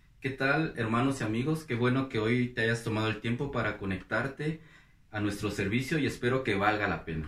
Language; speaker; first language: Spanish; native; Spanish